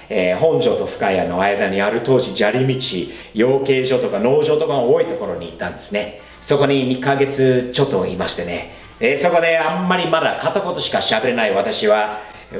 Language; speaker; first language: Japanese; non-native, fluent; English